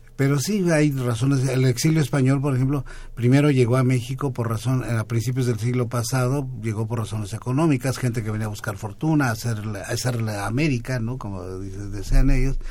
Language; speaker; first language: Spanish; native; Spanish